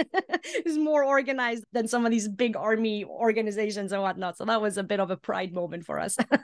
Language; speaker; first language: English; early bilingual, heritage; Icelandic